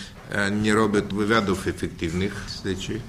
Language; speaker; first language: Polish; non-native, learner; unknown